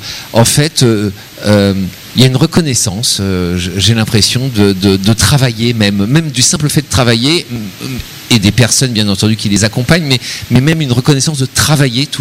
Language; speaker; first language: French; native; French